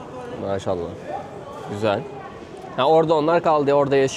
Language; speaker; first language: Turkish; native; Turkish